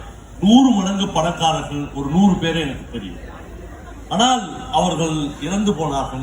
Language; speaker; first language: Tamil; native; Tamil